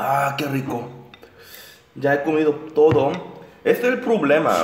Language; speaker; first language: Spanish; non-native, learner; Korean